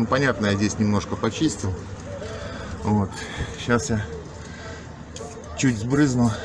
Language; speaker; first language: Russian; native; Russian